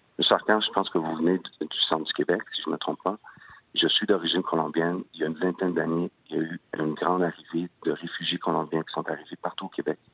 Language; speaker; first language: French; early bilingual, other home language; Spanish